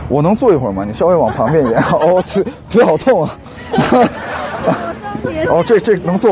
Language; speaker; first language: Chinese; non-native, fluent; Korean